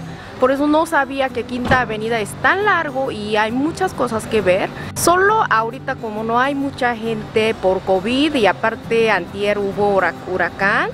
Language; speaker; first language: Spanish; non-native, learner; Korean